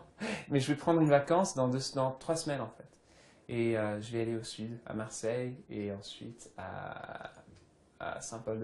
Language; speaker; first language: French; early bilingual, other home language; English